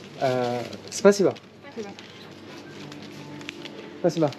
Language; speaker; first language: Russian; non-native, learner; French